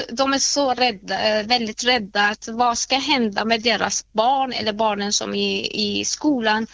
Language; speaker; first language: Swedish; non-native, fluent; Persian